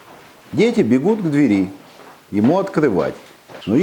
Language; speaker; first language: Russian; native; Russian